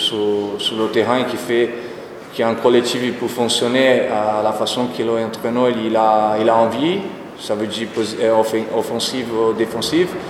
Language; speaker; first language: French; non-native, fluent; Portuguese